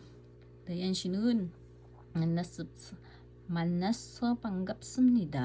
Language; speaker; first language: Korean; non-native, fluent; Filipino